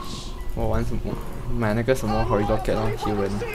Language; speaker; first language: Chinese; native; Chinese